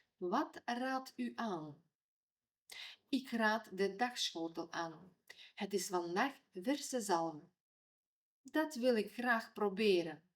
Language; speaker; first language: Dutch; non-native, fluent; Ukrainian